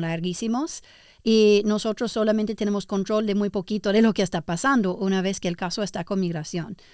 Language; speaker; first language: Spanish; early bilingual, heritage; English